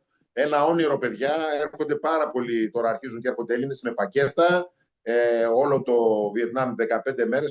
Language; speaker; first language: Greek; native; Greek